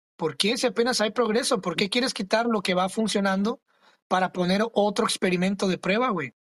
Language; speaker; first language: Spanish; early bilingual, other home language; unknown